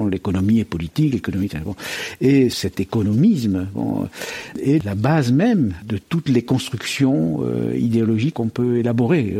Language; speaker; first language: French; native; French